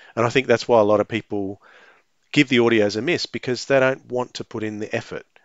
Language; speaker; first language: English; native; English